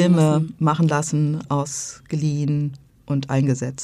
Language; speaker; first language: German; native; German